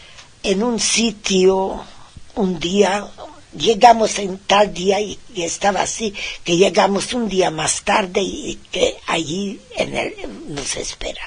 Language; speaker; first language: Spanish; non-native, fluent; Hungarian